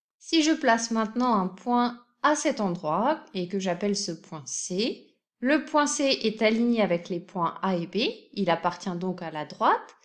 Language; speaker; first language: French; native; French